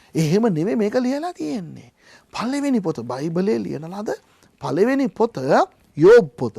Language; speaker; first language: Sinhala; non-native, local second language; Tamil